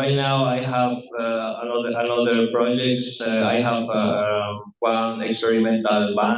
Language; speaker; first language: English; non-native, learner; Spanish